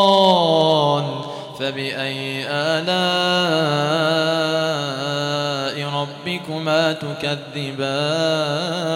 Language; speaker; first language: Arabic; native; Arabic